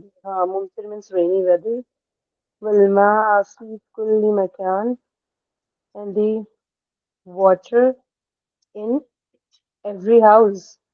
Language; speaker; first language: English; non-native, local second language; Hindi